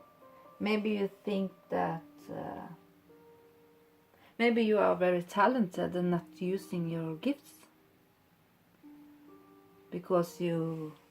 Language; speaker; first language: English; non-native, fluent; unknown